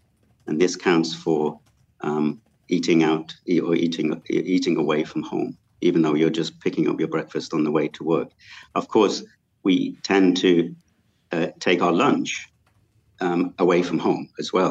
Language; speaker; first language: English; native; English